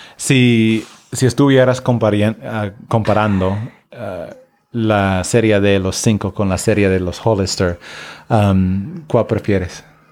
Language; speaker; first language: Spanish; non-native, fluent; English